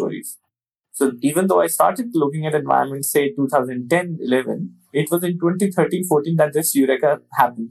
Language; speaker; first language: English; non-native, local second language; Hindi